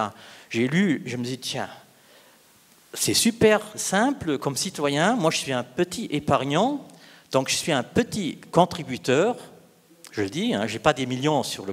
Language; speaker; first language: French; non-native, local second language; Luxembourgish